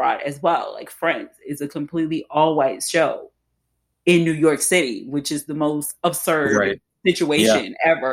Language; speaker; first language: English; native; English